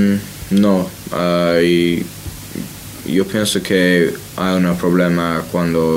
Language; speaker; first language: Spanish; non-native, learner; English